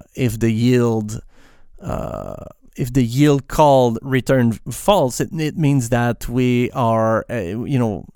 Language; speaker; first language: English; non-native, fluent; French